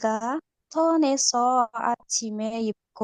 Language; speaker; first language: Korean; non-native, learner; Indonesian